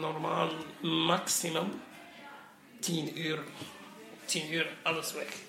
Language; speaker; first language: Dutch; non-native, learner; Arabic